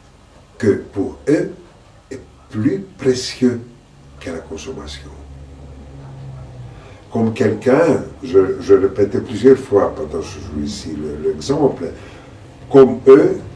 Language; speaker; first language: French; non-native, fluent; Greek